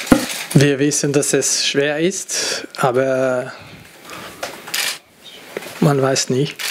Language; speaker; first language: German; non-native, fluent; French